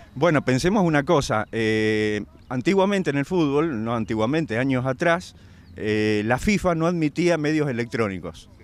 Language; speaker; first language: Spanish; native; Spanish